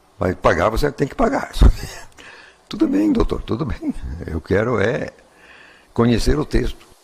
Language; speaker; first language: Portuguese; non-native, fluent; English